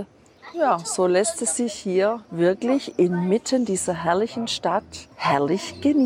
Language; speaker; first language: German; native; German